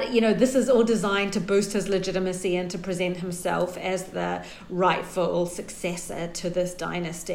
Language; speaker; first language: English; native; English